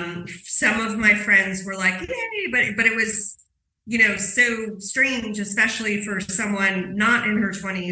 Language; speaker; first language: English; native; English